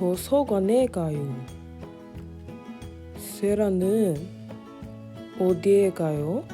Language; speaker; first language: Korean; non-native, learner; English